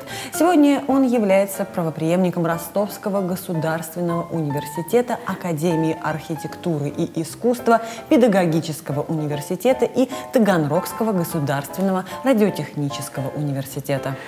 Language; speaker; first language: Russian; native; Russian